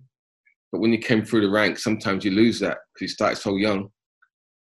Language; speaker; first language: English; native; English